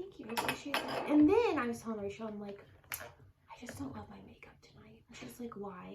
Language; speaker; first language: English; native; English